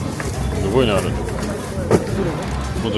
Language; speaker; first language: Japanese; non-native, learner; French